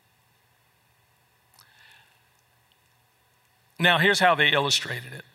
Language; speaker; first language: English; native; English